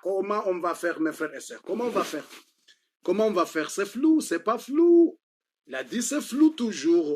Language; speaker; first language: French; non-native, fluent; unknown